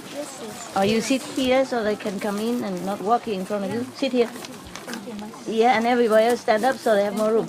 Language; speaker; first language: English; non-native, fluent; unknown